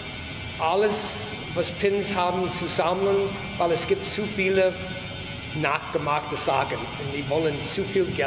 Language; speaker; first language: German; non-native, fluent; English